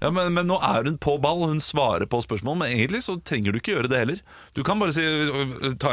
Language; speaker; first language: Norwegian; native; Norwegian